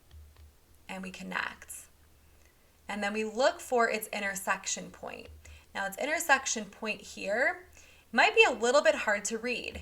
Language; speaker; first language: English; native; English